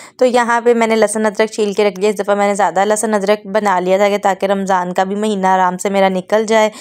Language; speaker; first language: Urdu; non-native, local second language; Punjabi